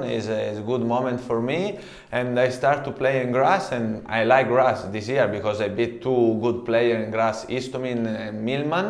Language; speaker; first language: English; non-native, learner; Italian